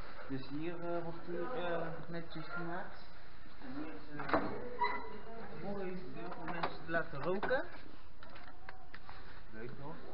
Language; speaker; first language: Dutch; non-native, local second language; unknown